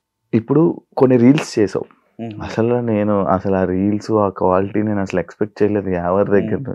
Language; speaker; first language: Telugu; native; Telugu